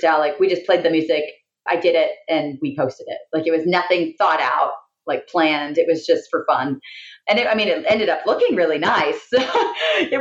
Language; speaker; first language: English; native; English